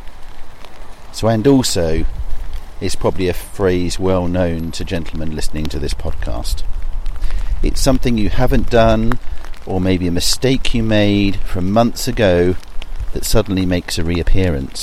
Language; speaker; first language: English; native; English